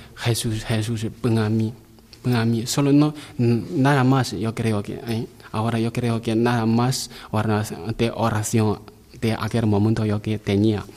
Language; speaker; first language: Spanish; non-native, learner; Chinese